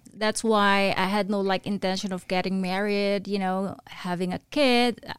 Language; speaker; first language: English; non-native, local second language; Filipino